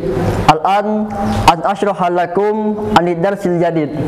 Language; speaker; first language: Arabic; non-native, learner; Indonesian